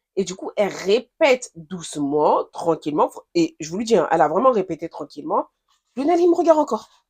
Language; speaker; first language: French; early bilingual, other home language; Haitian Creole